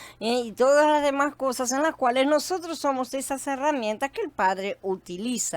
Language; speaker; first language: Spanish; native; Spanish